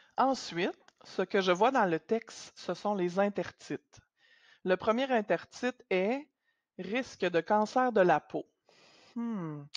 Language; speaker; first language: French; native; French